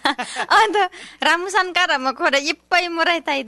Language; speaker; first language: Japanese; non-native, learner; Nepali